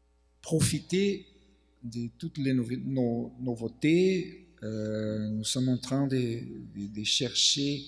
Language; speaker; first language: French; non-native, fluent; Portuguese